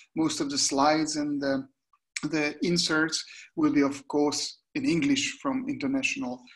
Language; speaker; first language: English; non-native, fluent; Hungarian